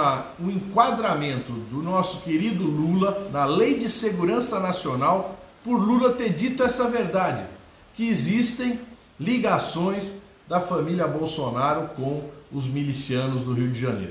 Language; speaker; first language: Portuguese; native; Portuguese